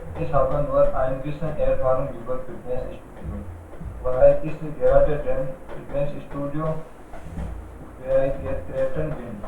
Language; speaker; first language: German; non-native, learner; Hindi